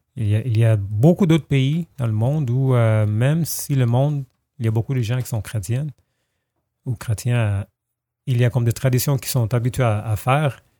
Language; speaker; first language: French; non-native, fluent; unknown